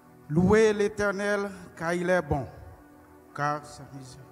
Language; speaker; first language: French; non-native, local second language; Haitian Creole